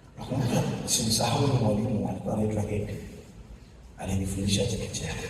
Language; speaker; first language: Swahili; non-native, local second language; Masai